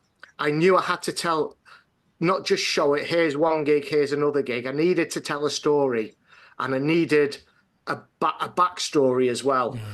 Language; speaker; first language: English; native; English